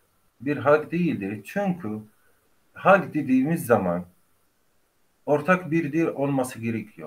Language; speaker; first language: Turkish; non-native, fluent; Arabic